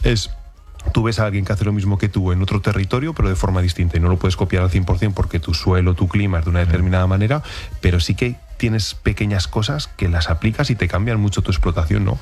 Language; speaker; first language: Spanish; native; Spanish